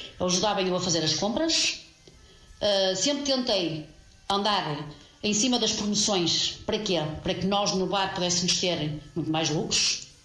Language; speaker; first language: Portuguese; native; Portuguese